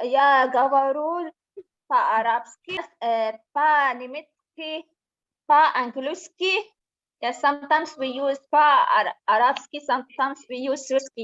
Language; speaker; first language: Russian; non-native, learner; Arabic